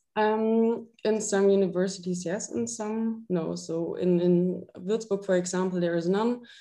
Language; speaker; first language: English; non-native, fluent; German